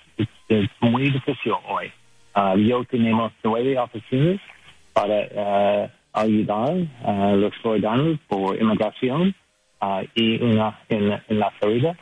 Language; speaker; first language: Spanish; non-native, learner; English